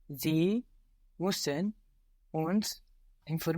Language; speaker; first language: German; non-native, learner; English